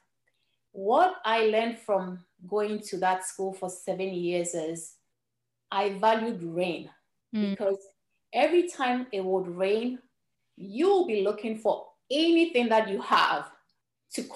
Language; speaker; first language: English; non-native, local second language; Ewe